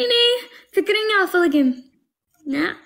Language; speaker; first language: Amharic; non-native, learner; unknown